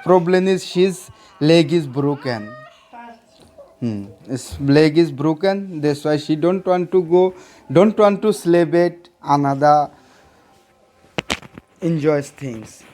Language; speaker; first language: English; non-native, local second language; Bangla